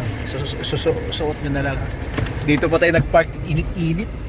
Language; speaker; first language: Filipino; native; Filipino